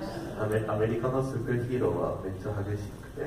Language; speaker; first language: Japanese; non-native, fluent; English